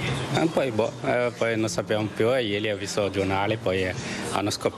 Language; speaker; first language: Italian; non-native, learner; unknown